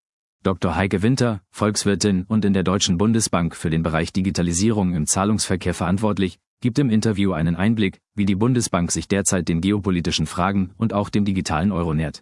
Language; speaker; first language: German; native; German